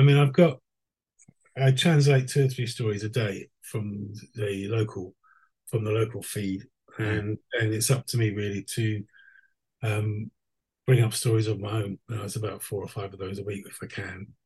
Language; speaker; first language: English; native; English